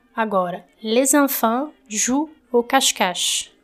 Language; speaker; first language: French; non-native, fluent; Portuguese